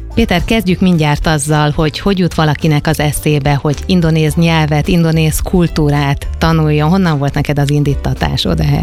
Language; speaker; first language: Hungarian; native; Hungarian